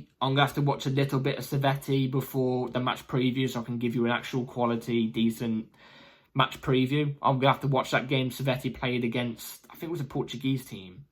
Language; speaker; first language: English; native; English